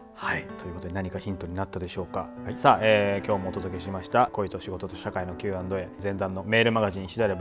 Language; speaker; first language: Japanese; native; Japanese